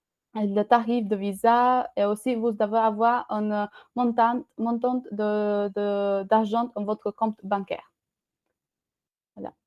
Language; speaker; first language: French; non-native, learner; Albanian